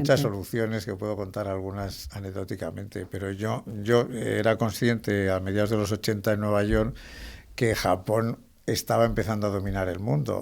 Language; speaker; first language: Spanish; native; Spanish